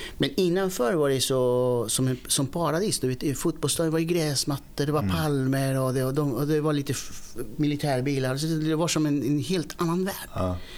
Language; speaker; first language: Swedish; early bilingual, other home language; Spanish